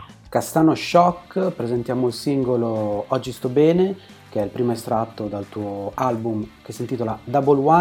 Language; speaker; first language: Italian; native; Italian